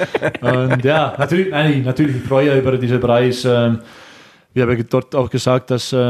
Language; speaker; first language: German; non-native, learner; Estonian